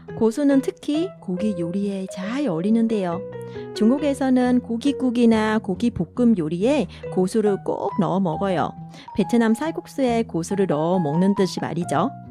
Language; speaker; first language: Korean; non-native, fluent; Vietnamese